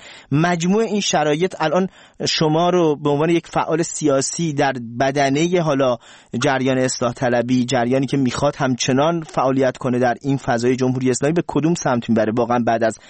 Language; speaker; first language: Persian; native; Persian